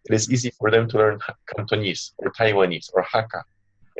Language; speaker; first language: English; non-native, fluent; Polish